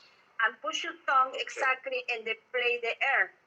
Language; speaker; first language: English; non-native, learner; Spanish